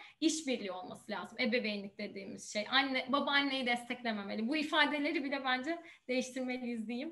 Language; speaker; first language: Turkish; native; Turkish